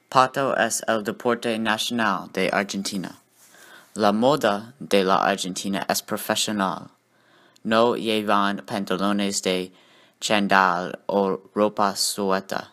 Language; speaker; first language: Spanish; non-native, learner; English